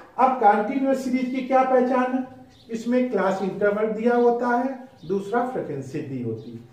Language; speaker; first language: Hindi; native; Hindi